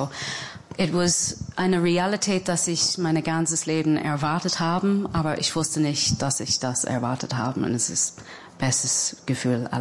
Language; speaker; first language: German; non-native, fluent; English